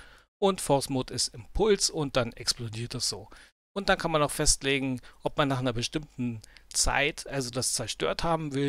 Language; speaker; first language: German; native; German